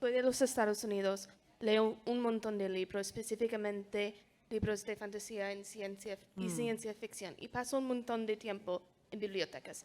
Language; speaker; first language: Spanish; non-native, fluent; English